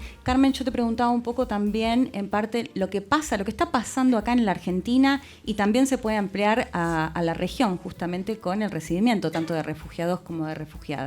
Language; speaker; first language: Spanish; native; Spanish